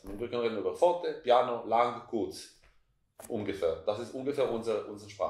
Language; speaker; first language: German; non-native, fluent; Hebrew